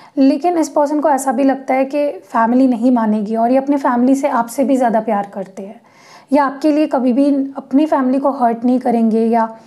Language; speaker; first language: Hindi; non-native, local second language; Marathi